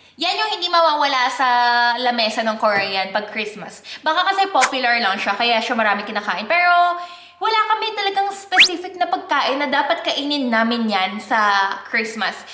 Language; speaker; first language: Filipino; non-native, fluent; Korean